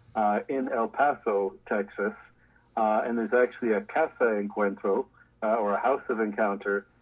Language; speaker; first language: English; native; English